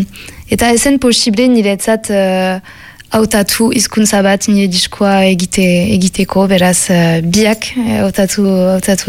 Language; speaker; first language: Basque; non-native, local second language; French